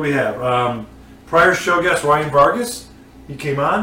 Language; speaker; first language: English; native; English